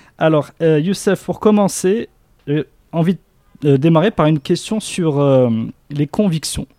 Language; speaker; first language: French; non-native, local second language; Arabic